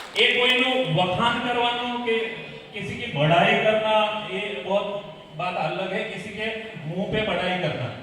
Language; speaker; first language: Hindi; non-native, local second language; Gujarati